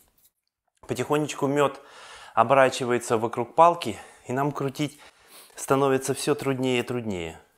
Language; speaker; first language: Russian; native; Russian